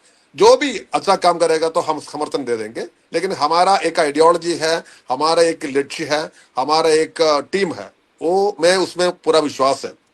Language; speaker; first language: Hindi; non-native, local second language; Malayalam